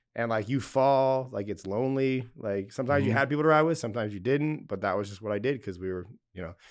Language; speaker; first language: English; native; English